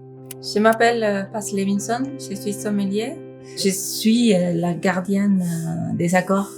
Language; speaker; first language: French; non-native, fluent; Spanish